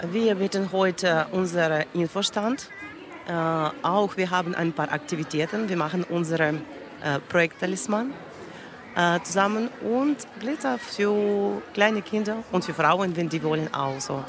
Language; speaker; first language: German; non-native, learner; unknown